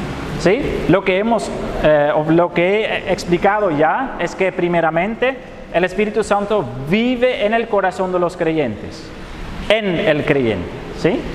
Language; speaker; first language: Spanish; non-native, fluent; Dutch